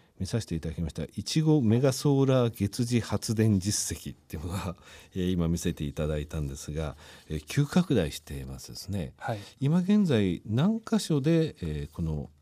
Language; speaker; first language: Japanese; native; Japanese